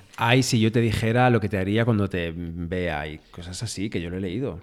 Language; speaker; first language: Spanish; non-native, local second language; Galician